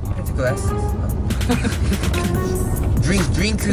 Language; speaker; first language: English; non-native, learner; Korean